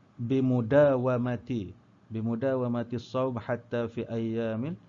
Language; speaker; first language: Arabic; non-native, learner; Malay